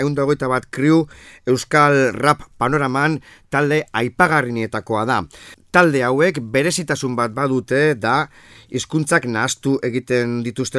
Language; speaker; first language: Basque; native; Basque